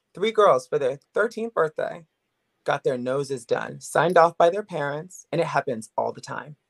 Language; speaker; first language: English; native; English